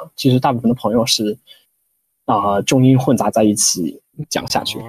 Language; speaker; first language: Chinese; non-native, fluent; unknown